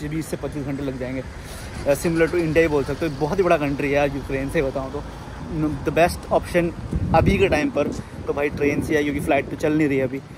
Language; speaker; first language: Hindi; native; Hindi